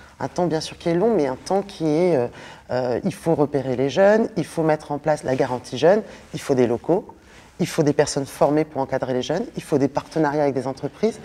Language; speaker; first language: French; native; French